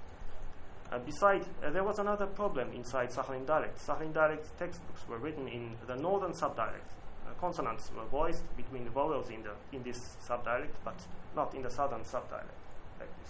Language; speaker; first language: English; non-native, learner; Japanese